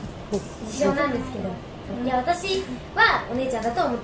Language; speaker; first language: Japanese; native; Japanese